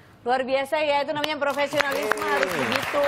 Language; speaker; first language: Indonesian; native; Indonesian